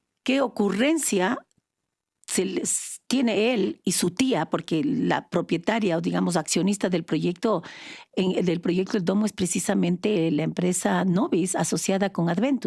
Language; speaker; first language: Spanish; native; Spanish